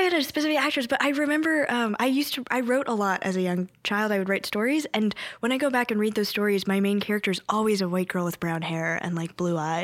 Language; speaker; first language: English; early bilingual, other home language; Korean